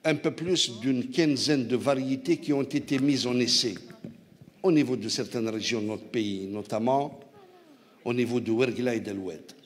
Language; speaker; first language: French; non-native, local second language; Arabic